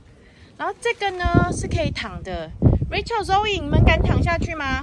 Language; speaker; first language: Chinese; native; Chinese